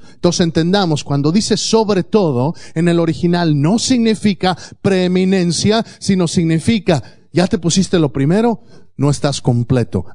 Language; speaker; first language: Spanish; native; Spanish